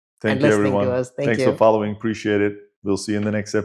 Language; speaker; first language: English; non-native, fluent; Turkish